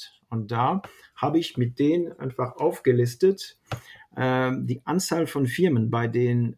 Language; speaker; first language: German; non-native, fluent; French